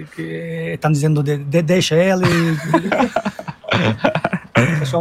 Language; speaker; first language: Portuguese; non-native, fluent; Turkish